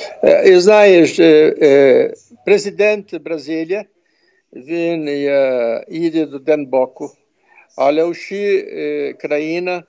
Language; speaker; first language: Ukrainian; early bilingual, heritage; Ukrainian